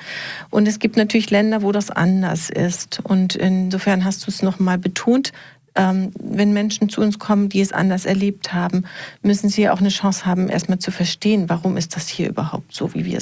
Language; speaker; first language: German; native; German